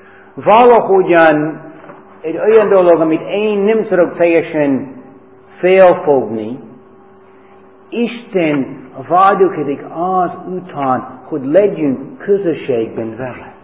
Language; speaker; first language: Hungarian; non-native, fluent; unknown